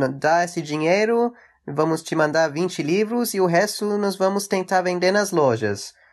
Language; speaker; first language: Portuguese; early bilingual, heritage; English